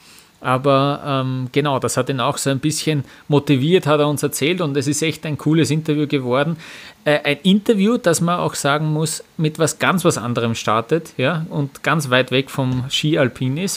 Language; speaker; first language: German; native; German